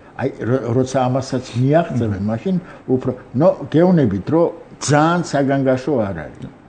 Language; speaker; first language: Georgian; non-native, local second language; Armenian